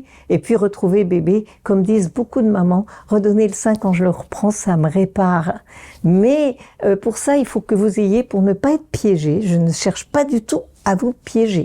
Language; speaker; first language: French; native; French